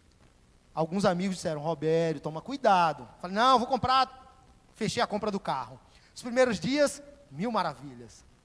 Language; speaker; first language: Portuguese; native; Portuguese